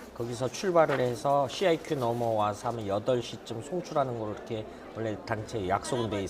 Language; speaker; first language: Korean; native; Korean